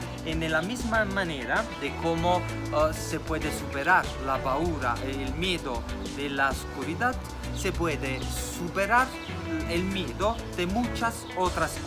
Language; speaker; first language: Spanish; non-native, fluent; Italian